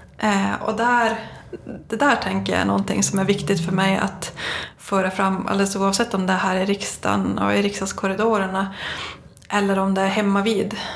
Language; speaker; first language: Swedish; native; Swedish